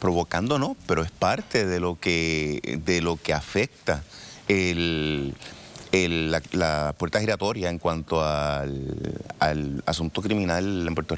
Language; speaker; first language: Spanish; native; Spanish